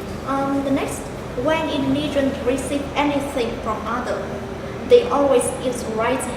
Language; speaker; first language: English; non-native, learner; Vietnamese